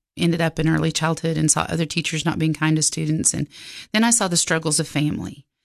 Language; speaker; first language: English; native; English